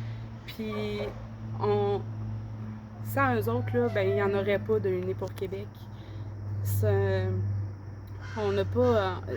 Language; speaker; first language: French; native; French